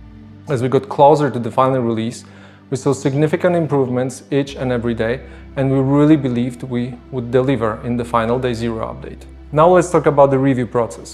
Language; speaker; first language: English; non-native, fluent; Polish